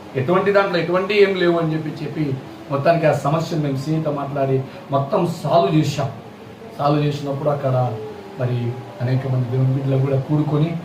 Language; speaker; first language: Telugu; non-native, local second language; Lambadi